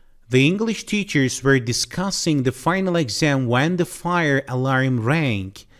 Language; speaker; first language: English; non-native, fluent; Turkish